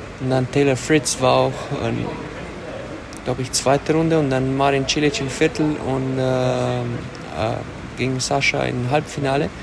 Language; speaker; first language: German; early bilingual, other home language; Romanian